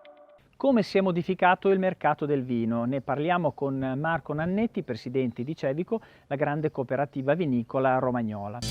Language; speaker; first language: Italian; native; Italian